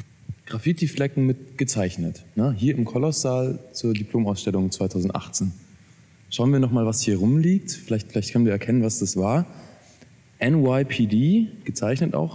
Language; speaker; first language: German; native; German